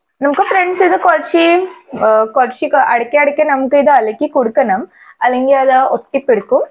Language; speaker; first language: Malayalam; non-native, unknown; Hindi